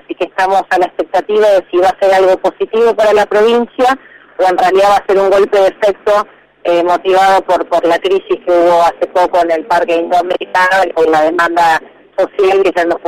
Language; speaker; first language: Spanish; native; Spanish